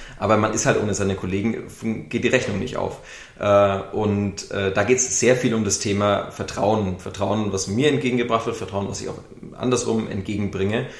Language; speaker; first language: German; native; German